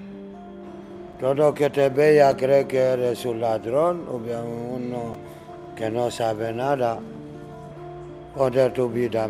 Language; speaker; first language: Spanish; non-native, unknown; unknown